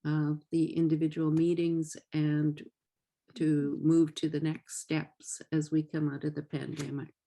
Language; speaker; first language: English; native; English